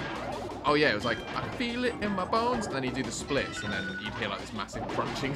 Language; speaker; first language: English; native; English